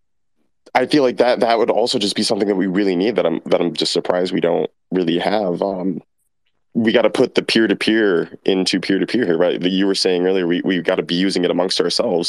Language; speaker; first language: English; native; English